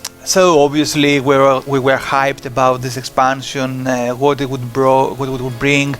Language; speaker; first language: English; non-native, fluent; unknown